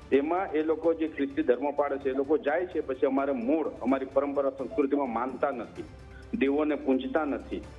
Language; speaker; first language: Gujarati; non-native, local second language; Gamit